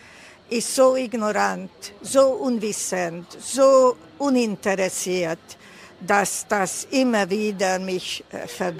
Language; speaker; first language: German; non-native, fluent; Hungarian